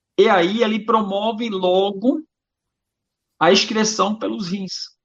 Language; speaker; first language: Portuguese; non-native, fluent; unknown